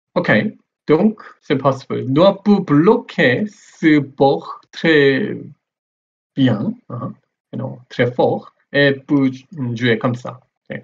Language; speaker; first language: French; non-native, learner; Korean